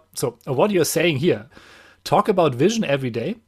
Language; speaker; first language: English; non-native, fluent; German